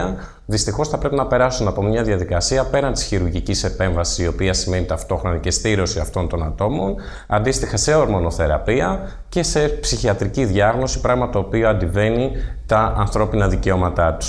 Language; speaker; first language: Greek; native; Greek